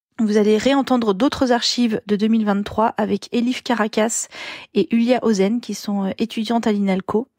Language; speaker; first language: French; native; French